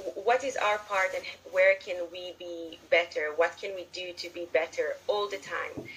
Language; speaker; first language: English; non-native, fluent; Hebrew